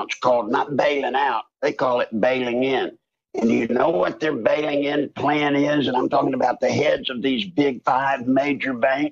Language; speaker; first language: English; native; English